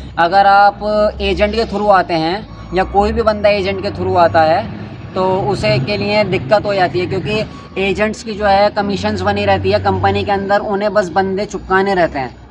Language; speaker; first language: Hindi; native; Hindi